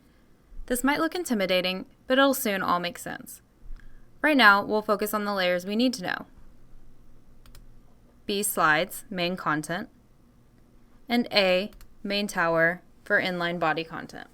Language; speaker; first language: English; native; English